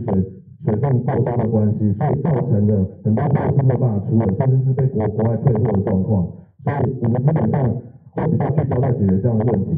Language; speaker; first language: Chinese; native; Chinese